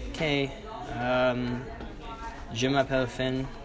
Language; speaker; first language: French; non-native, learner; English